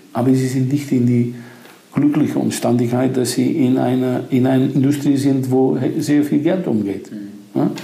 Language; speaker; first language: German; non-native, fluent; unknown